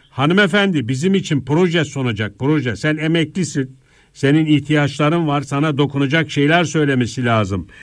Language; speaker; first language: Turkish; native; Turkish